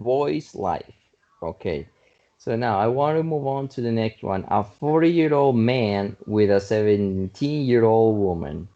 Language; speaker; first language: English; non-native, fluent; Spanish